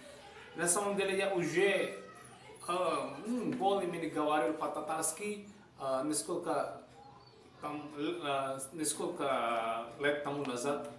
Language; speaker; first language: Russian; non-native, fluent; Javanese